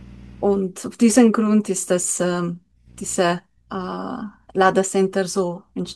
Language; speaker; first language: German; non-native, learner; Slovenian